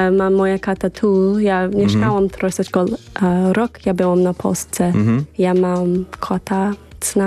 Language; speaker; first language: Polish; early bilingual, heritage; English